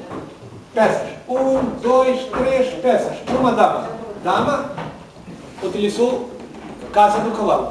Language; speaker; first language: Portuguese; non-native, learner; Ukrainian